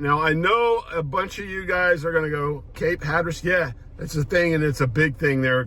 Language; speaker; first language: English; native; English